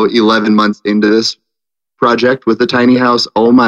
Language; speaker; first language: English; native; English